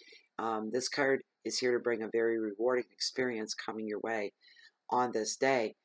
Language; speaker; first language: English; native; English